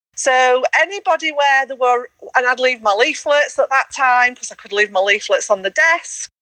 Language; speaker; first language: English; native; English